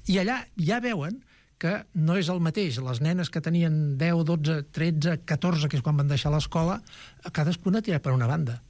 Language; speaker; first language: Catalan; native; Catalan